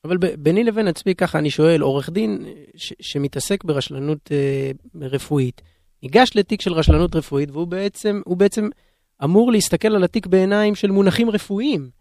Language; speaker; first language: Hebrew; native; Hebrew